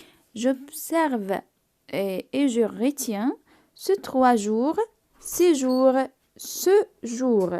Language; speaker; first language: French; non-native, fluent; Arabic